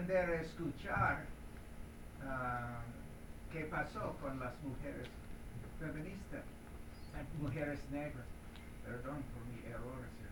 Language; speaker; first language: Spanish; non-native, learner; English